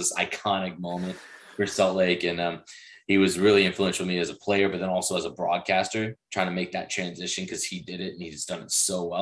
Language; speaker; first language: English; native; English